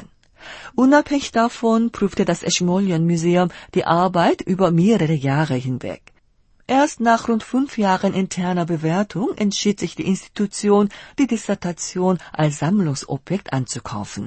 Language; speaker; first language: German; non-native, fluent; Korean